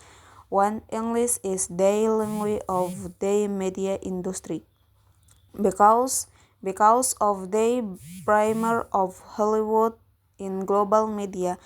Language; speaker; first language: English; non-native, learner; Indonesian